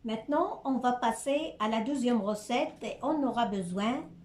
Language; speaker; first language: French; non-native, local second language; Arabic